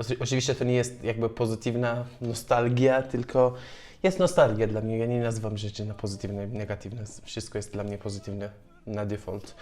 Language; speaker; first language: Polish; non-native, fluent; Persian